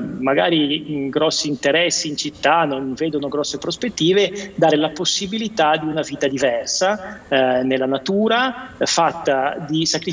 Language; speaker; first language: Italian; native; Italian